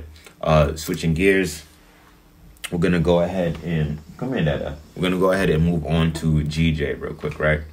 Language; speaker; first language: English; native; English